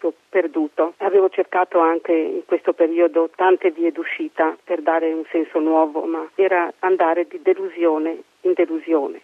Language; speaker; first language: Italian; native; Italian